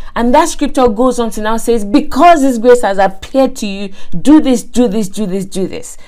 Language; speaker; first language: English; non-native, local second language; Yoruba